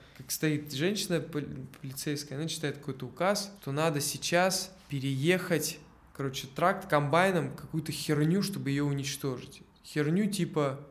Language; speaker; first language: Russian; native; Russian